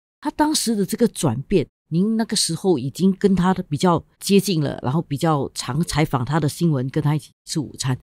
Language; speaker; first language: Chinese; native; Chinese